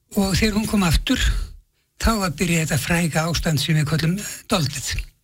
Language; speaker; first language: Icelandic; native; Icelandic